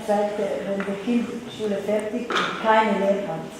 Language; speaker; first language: German; non-native, learner; Somali